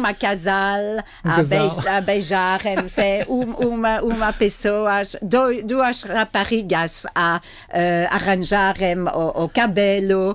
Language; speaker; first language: Portuguese; non-native, fluent; French